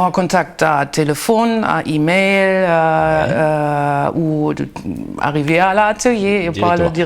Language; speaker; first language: French; non-native, learner; German